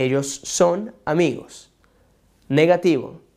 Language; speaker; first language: Spanish; non-native, fluent; Portuguese